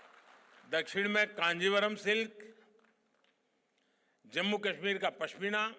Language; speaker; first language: Hindi; non-native, local second language; Gujarati